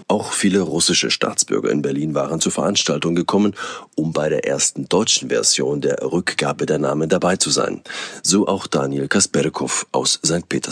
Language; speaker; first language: German; native; German